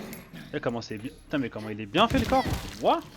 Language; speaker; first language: French; native; French